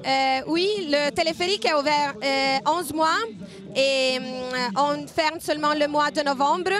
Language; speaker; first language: French; non-native, local second language; Italian